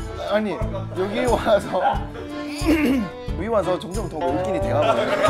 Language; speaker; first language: Korean; non-native, fluent; Thai